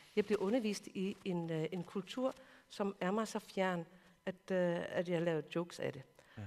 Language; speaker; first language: Danish; non-native, local second language; Kalaallisut